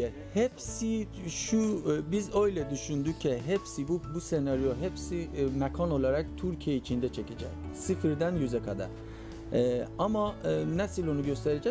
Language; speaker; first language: Turkish; non-native, fluent; Persian